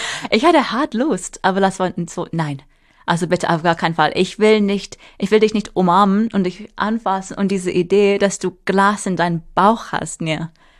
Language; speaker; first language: German; non-native, fluent; English